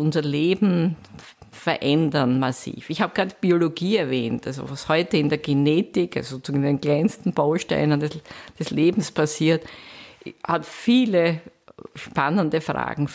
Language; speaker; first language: German; native; German